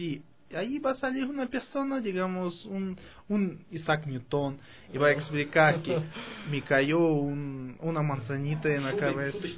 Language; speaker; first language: Spanish; non-native, fluent; Russian